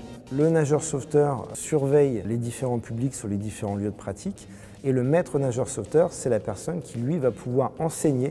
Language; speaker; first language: French; native; French